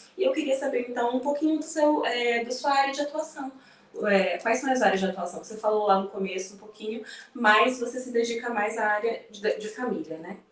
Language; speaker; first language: Portuguese; native; Portuguese